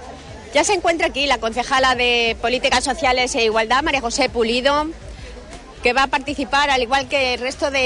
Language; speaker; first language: Spanish; native; Spanish